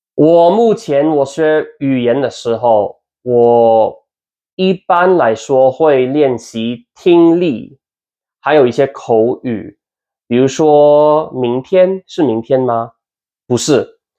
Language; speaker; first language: Chinese; non-native, learner; English